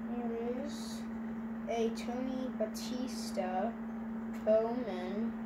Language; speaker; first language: English; native; English